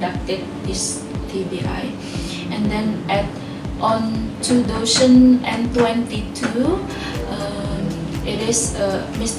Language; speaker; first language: English; non-native, fluent; Indonesian